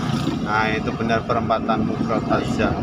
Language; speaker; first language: Indonesian; non-native, local second language; Javanese